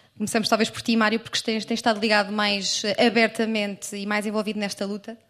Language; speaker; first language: Portuguese; native; Portuguese